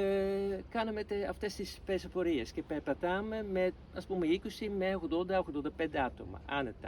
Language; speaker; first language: Greek; non-native, fluent; Dutch